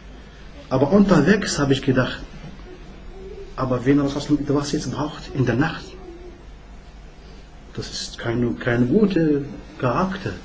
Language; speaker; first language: German; non-native, learner; Arabic